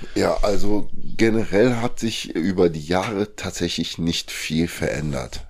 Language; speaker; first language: German; early bilingual, other home language; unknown